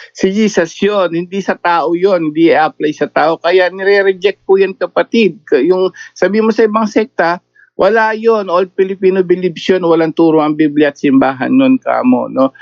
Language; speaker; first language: Filipino; native; Filipino